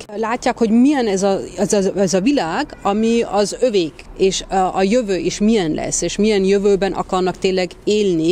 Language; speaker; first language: Hungarian; early bilingual, heritage; Hungarian